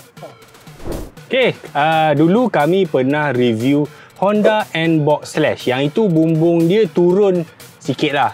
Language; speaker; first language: Malay; native; Malay